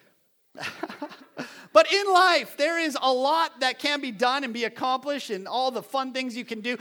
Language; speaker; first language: English; native; English